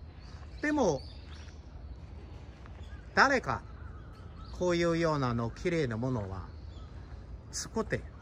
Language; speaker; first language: Japanese; non-native, fluent; Chinese